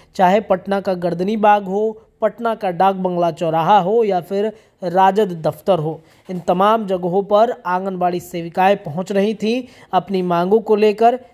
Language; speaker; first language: Hindi; native; Hindi